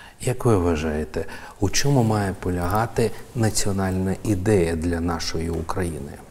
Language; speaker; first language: Ukrainian; native; Ukrainian